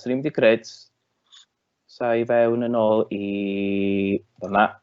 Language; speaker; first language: Welsh; native; Welsh